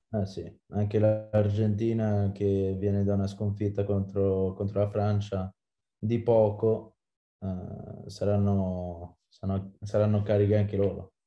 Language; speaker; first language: Italian; non-native, fluent; French